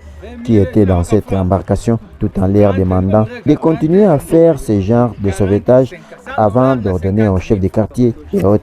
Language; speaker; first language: French; non-native, local second language; Swahili